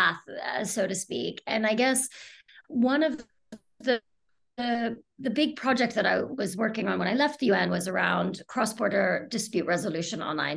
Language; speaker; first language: English; native; English